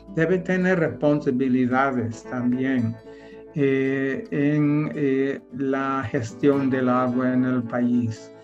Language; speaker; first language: Spanish; non-native, fluent; English